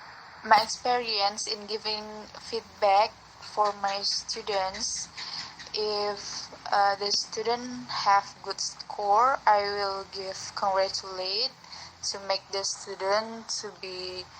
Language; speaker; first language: English; non-native, learner; Indonesian